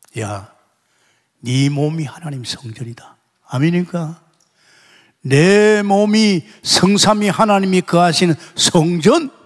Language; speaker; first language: Korean; native; Korean